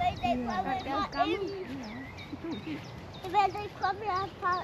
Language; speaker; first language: Icelandic; early bilingual, heritage; Icelandic